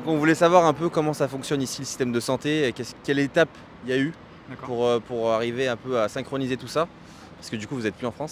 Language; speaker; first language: French; native; French